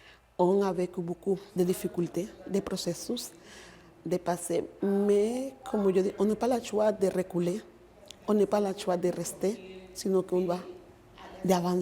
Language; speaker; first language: French; non-native, fluent; Spanish